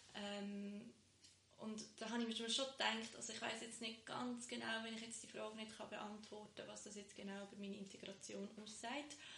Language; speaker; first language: German; early bilingual, other home language; Bosnian